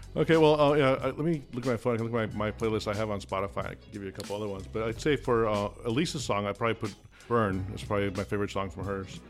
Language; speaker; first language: English; early bilingual, other home language; Afrikaans